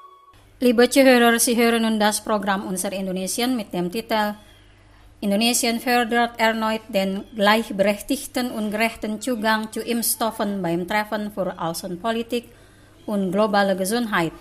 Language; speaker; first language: German; non-native, fluent; Indonesian